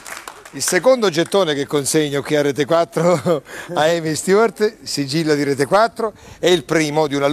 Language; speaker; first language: Italian; native; Italian